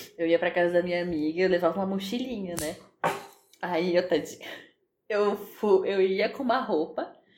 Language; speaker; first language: Portuguese; native; Portuguese